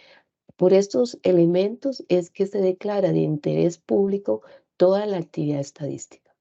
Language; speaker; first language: Spanish; native; Spanish